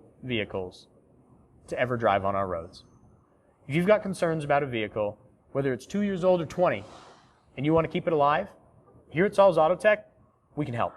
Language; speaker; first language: English; native; English